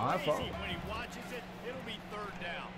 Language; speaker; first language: English; native; English